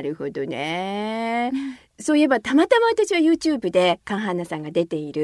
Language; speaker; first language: Japanese; native; Japanese